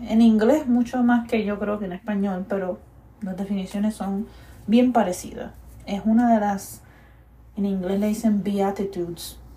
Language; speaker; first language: Spanish; early bilingual, heritage; Spanish